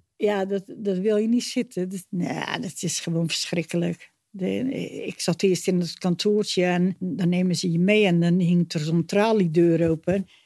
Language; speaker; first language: Dutch; native; Dutch